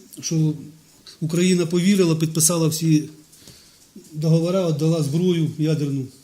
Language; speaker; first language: Ukrainian; non-native, local second language; Russian